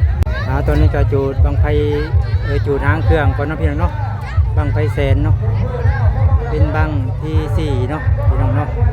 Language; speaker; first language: Thai; non-native, local second language; Lao